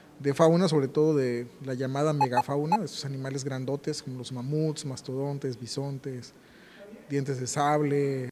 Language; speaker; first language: Spanish; native; Spanish